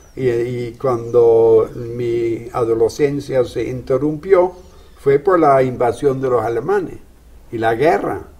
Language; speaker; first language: Spanish; non-native, fluent; Dutch